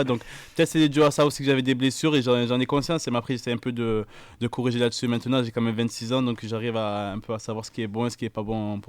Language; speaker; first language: French; native; French